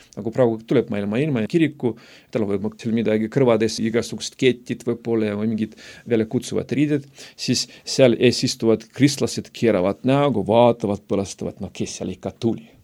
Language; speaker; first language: Estonian; non-native, local second language; Russian